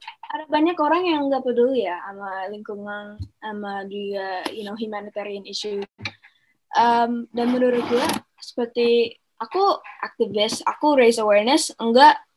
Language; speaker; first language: Indonesian; early bilingual, heritage; Indonesian